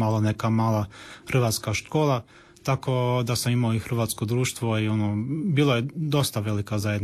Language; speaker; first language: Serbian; early bilingual, heritage; Croatian